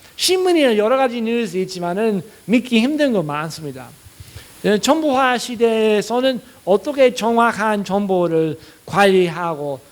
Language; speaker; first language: Korean; non-native, fluent; English